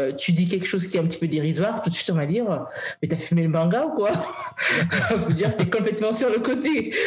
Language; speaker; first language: French; early bilingual, heritage; English